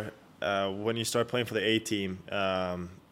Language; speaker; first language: English; non-native, fluent; Swedish